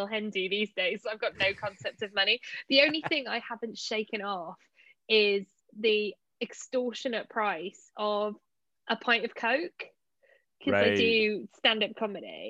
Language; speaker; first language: English; native; English